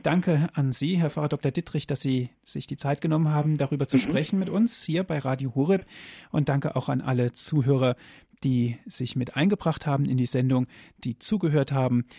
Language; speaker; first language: German; native; German